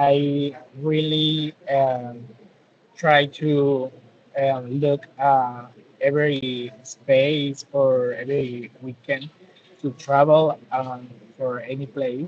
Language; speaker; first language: English; non-native, learner; Spanish